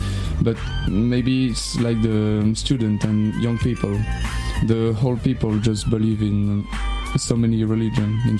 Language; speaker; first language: English; non-native, learner; French